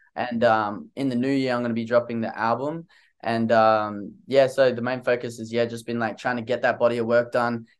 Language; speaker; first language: English; native; English